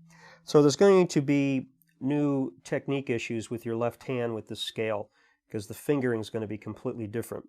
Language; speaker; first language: English; native; English